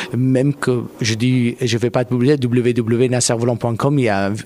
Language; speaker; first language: French; non-native, fluent; Persian